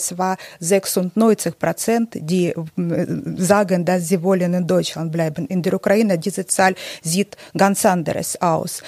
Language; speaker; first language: German; non-native, learner; Ukrainian